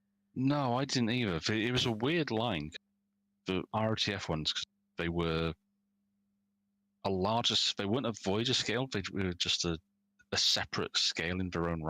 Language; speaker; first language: English; native; English